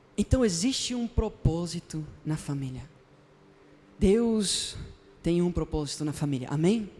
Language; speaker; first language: Portuguese; non-native, fluent; Spanish